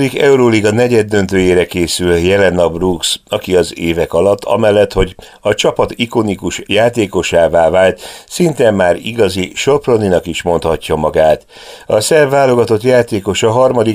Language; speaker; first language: Hungarian; native; Hungarian